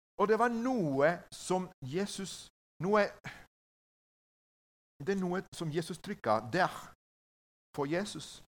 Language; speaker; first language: Norwegian; non-native, learner; Spanish